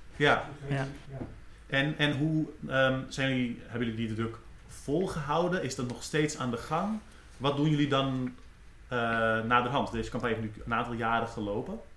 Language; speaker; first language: Dutch; native; Dutch